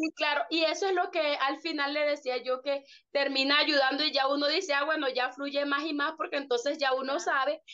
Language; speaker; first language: Spanish; native; Spanish